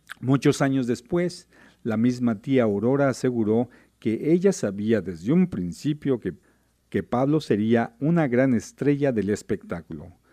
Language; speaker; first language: Spanish; native; Spanish